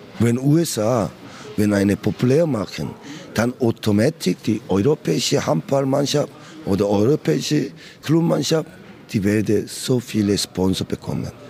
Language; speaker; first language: German; non-native, learner; Korean